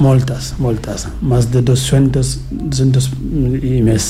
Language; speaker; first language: Catalan; non-native, fluent; Fula